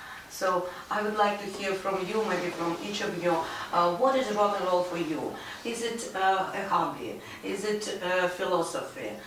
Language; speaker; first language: English; non-native, fluent; Russian